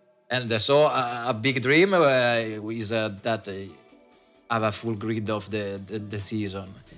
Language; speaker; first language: English; non-native, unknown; Italian